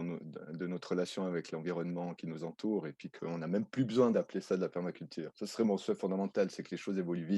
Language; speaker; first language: French; native; French